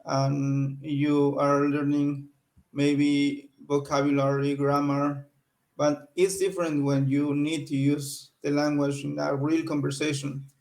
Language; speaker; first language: English; non-native, learner; Spanish